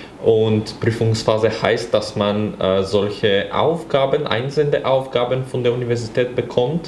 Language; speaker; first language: German; non-native, fluent; Bulgarian